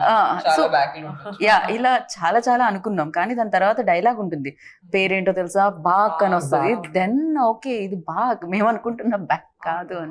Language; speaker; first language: Telugu; native; Telugu